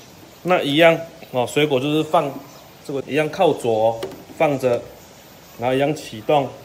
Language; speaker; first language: Chinese; native; Chinese